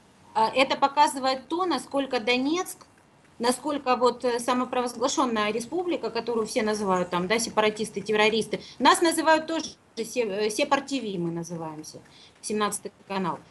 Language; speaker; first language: Russian; native; Russian